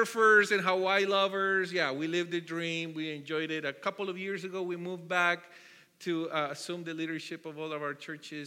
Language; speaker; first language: English; non-native, fluent; Spanish